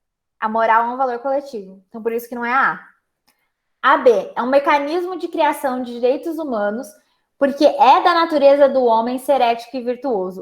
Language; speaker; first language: Portuguese; native; Portuguese